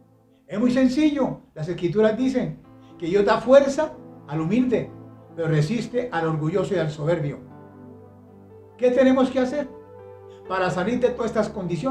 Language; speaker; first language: Spanish; native; Spanish